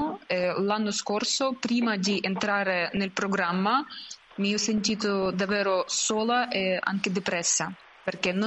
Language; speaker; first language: Italian; non-native, learner; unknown